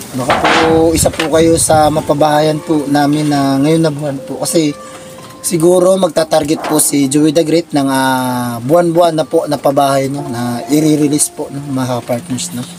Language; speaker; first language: Filipino; non-native, local second language; Cebuano